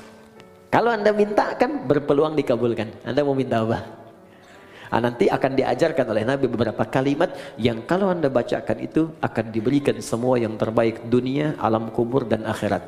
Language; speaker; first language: Indonesian; native; Indonesian